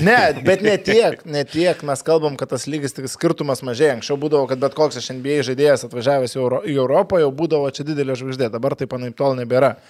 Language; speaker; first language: Lithuanian; native; Lithuanian